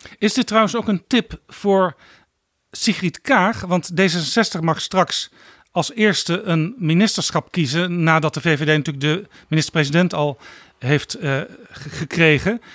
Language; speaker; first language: Dutch; native; Dutch